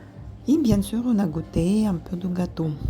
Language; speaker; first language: French; non-native, fluent; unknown